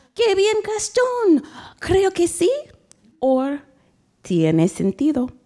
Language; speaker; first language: Spanish; non-native, learner; English